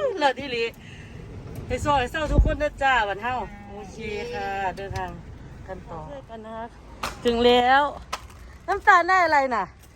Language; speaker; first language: Thai; native; Thai